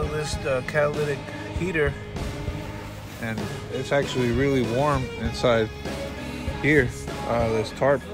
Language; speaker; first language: English; native; English